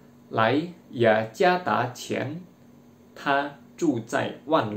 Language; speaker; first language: Chinese; non-native, fluent; Indonesian